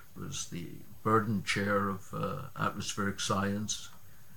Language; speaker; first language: English; native; English